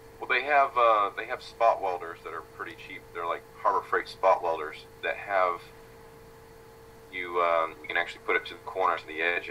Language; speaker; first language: English; native; English